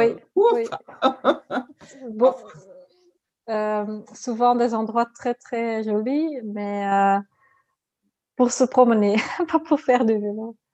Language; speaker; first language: French; non-native, learner; Dutch